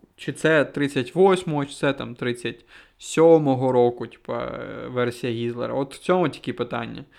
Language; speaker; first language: Ukrainian; non-native, local second language; Russian